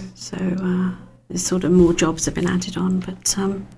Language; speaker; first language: English; native; English